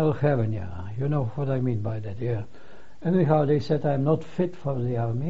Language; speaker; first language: English; non-native, fluent; Polish